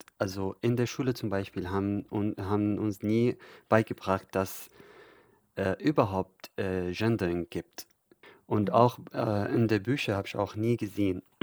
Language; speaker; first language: German; non-native, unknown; Arabic